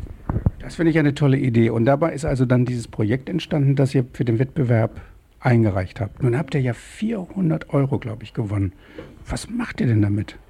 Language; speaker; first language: German; native; German